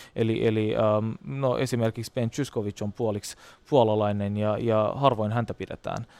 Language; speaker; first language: Finnish; non-native, fluent; Turkish